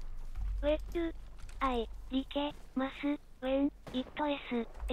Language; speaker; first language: English; non-native, learner; Japanese